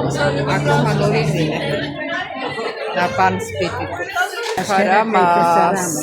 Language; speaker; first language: Greek; non-native, learner; Armenian